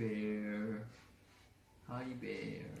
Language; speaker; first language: English; non-native, learner; Korean